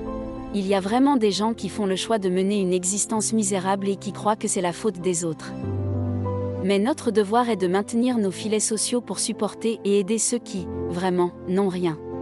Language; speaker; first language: French; native; French